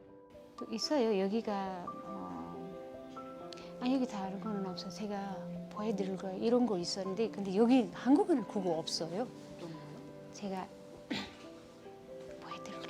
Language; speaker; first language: Korean; non-native, learner; Nepali